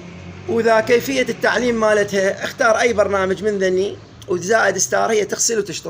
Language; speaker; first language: Arabic; native; Arabic